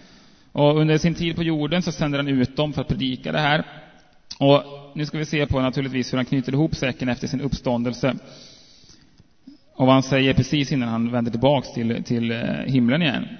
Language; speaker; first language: Swedish; native; Swedish